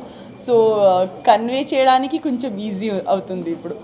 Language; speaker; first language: Telugu; non-native, learner; Gujarati